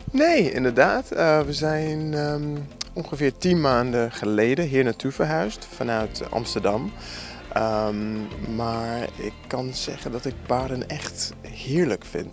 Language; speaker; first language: Dutch; non-native, fluent; English